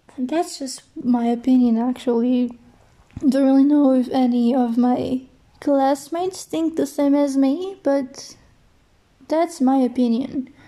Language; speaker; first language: English; non-native, fluent; Portuguese